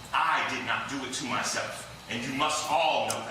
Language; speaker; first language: English; native; English